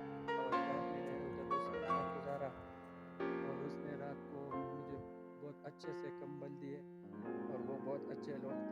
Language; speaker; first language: Hindi; non-native, local second language; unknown